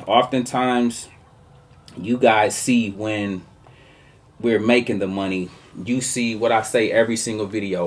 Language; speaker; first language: English; native; English